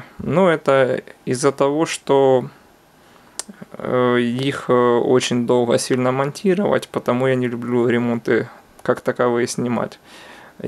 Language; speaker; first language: Russian; non-native, local second language; Ukrainian